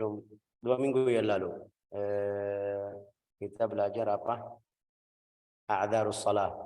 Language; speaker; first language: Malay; non-native, fluent; Arabic